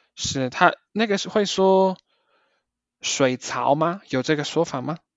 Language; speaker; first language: Chinese; early bilingual, heritage; Chinese